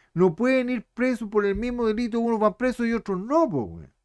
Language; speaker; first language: Spanish; native; Spanish